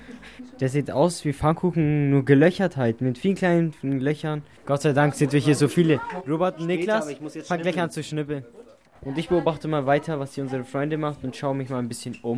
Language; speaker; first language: German; native; German